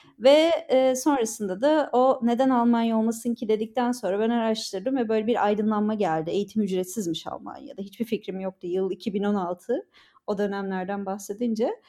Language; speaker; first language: Turkish; native; Turkish